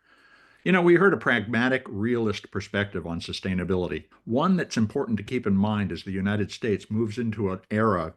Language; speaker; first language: English; native; English